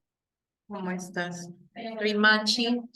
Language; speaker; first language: Spanish; native; Spanish